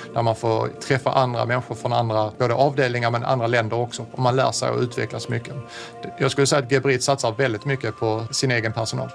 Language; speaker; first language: Swedish; native; Swedish